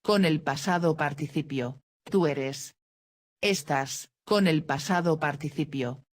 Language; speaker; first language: Spanish; non-native, fluent; Dutch